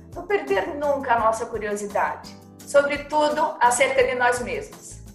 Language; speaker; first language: Portuguese; native; Portuguese